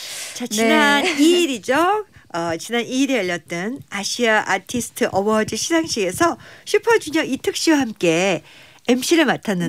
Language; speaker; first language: Korean; native; Korean